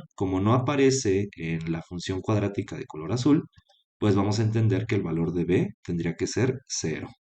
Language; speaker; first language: Spanish; native; Spanish